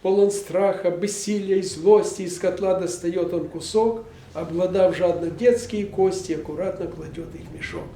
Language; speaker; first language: Russian; non-native, local second language; Ukrainian